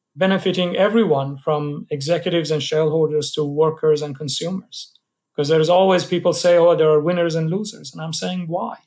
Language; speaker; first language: English; non-native, fluent; Persian